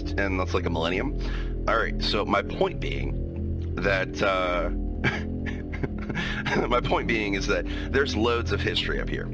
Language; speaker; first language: English; native; English